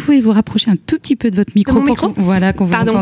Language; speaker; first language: French; native; French